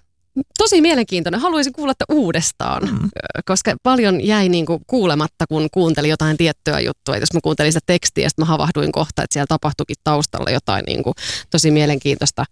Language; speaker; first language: Finnish; native; Finnish